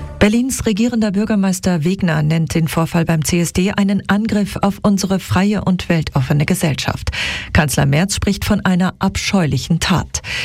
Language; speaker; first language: German; native; German